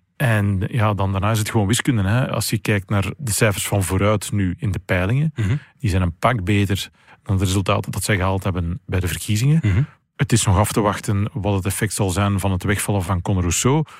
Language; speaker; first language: Dutch; native; Dutch